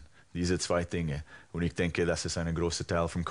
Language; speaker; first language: German; non-native, fluent; English